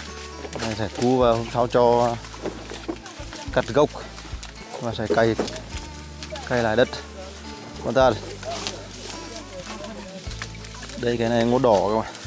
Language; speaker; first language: Vietnamese; native; Vietnamese